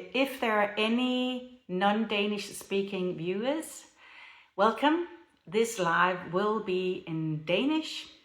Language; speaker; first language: English; non-native, fluent; Danish